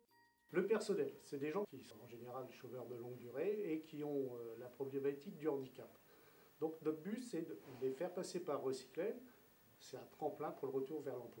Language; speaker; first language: French; native; French